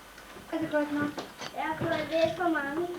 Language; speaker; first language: Danish; early bilingual, other home language; Persian